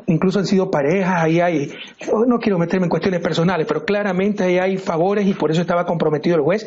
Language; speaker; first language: Spanish; native; Spanish